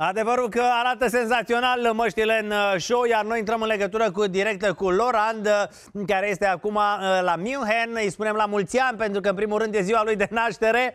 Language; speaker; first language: Romanian; native; Romanian